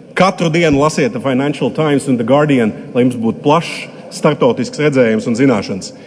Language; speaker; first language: Latvian; native; Latvian